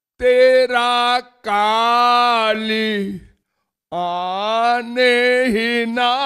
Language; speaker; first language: Hindi; native; Hindi